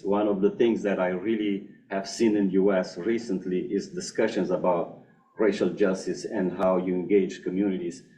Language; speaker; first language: English; non-native, fluent; Portuguese